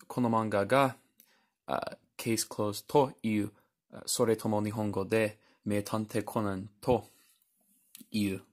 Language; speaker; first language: Japanese; non-native, learner; English